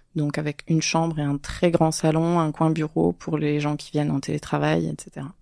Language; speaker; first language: French; native; French